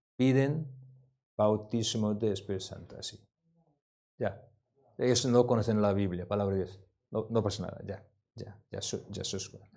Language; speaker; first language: Spanish; non-native, learner; Korean